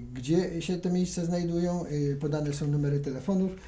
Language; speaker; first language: Polish; native; Polish